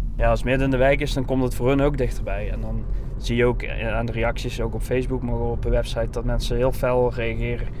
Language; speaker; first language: Dutch; native; Dutch